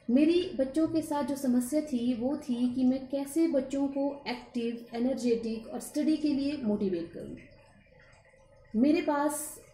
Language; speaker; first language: Hindi; native; Hindi